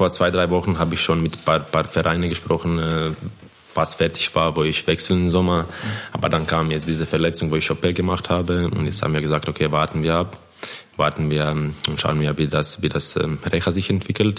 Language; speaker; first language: German; non-native, fluent; Croatian